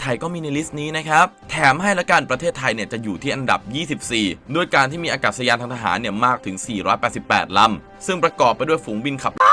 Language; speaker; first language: Thai; native; Thai